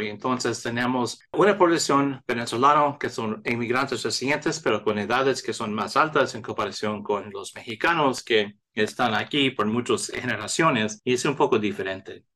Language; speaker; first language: Spanish; early bilingual, heritage; English